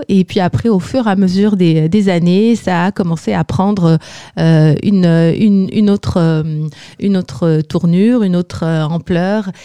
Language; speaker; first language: French; non-native, local second language; Kabyle